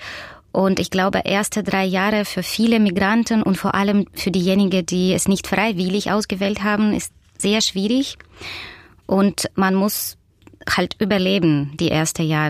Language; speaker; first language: German; non-native, fluent; Russian